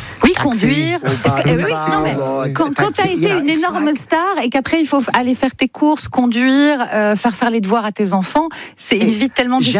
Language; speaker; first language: French; native; French